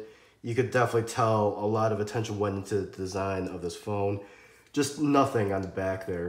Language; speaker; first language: English; native; English